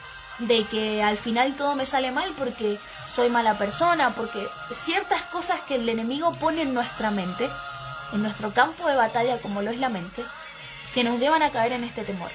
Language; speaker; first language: Spanish; native; Spanish